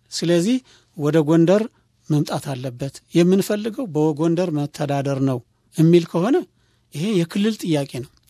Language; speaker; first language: Amharic; non-native, local second language; Tigrinya